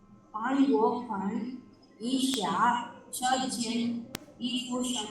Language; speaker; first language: Chinese; non-native, learner; Tamil